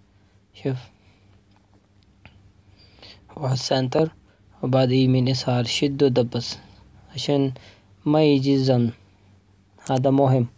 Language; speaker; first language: Arabic; non-native, learner; Urdu